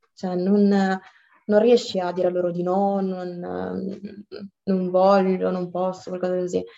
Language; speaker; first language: Italian; early bilingual, other home language; Arabic